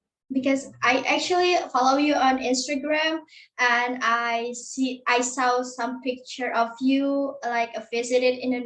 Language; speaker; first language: English; non-native, learner; Indonesian